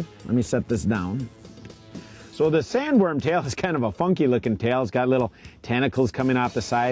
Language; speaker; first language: English; native; English